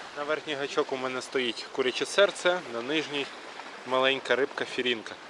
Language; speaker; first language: Ukrainian; native; Ukrainian